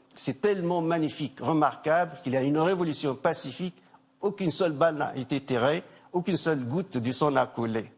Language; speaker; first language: French; non-native, local second language; Arabic